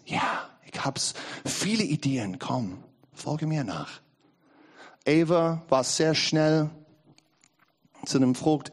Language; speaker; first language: German; non-native, learner; English